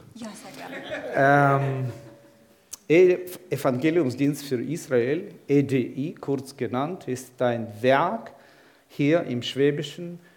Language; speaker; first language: German; non-native, fluent; Ukrainian